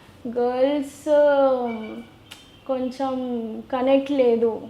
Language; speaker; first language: Telugu; non-native, local second language; Gujarati